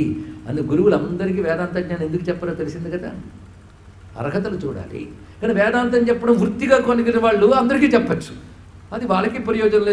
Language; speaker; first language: Telugu; native; Telugu